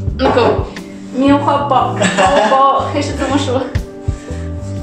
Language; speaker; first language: Chinese; non-native, fluent; Russian